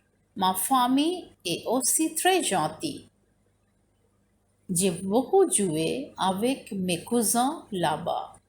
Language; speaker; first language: French; non-native, fluent; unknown